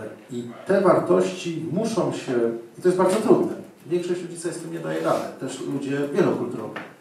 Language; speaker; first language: Polish; non-native, fluent; German